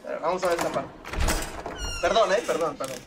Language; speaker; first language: Spanish; native; Spanish